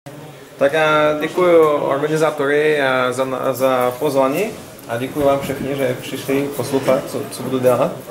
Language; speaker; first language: Czech; non-native, learner; Russian